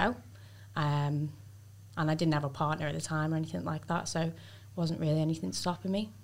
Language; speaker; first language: English; native; English